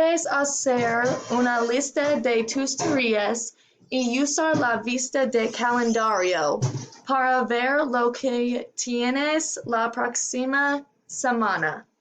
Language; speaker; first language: Spanish; non-native, learner; English